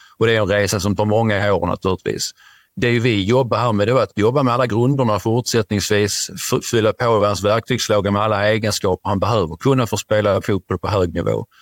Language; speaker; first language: Swedish; native; Swedish